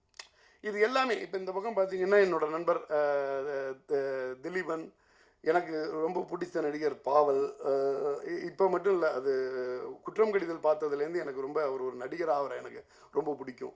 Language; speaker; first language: Tamil; native; Tamil